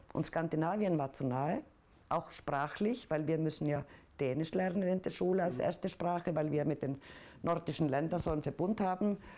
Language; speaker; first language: German; non-native, fluent; Icelandic